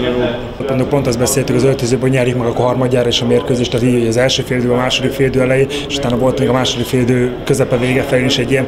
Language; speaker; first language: Hungarian; native; Hungarian